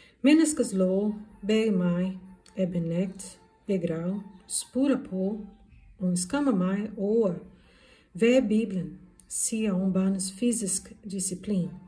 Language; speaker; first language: Danish; non-native, learner; Portuguese